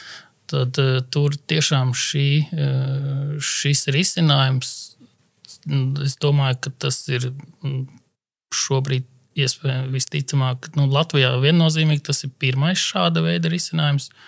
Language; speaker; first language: Latvian; native; Latvian